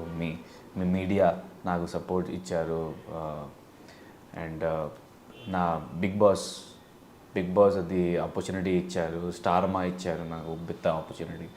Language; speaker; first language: Telugu; non-native, learner; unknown